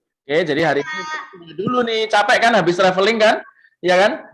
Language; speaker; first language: Indonesian; native; Indonesian